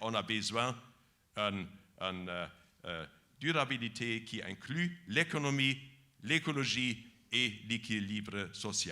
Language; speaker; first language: French; non-native, fluent; German